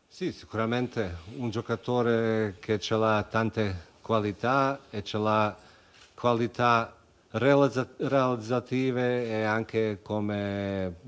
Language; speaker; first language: Italian; non-native, fluent; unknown